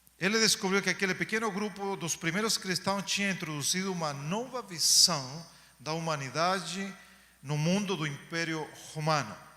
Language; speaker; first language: Portuguese; non-native, fluent; Spanish